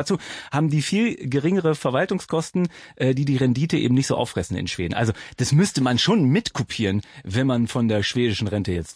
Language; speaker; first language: German; native; German